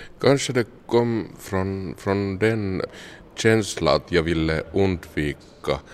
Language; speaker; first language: Swedish; non-native, local second language; Finnish